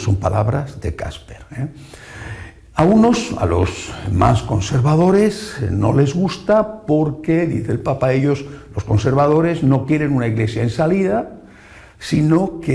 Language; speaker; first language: Spanish; native; Spanish